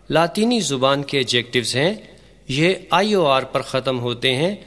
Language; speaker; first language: Urdu; native; Urdu